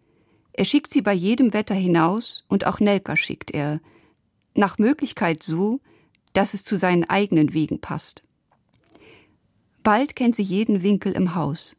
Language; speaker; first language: German; native; German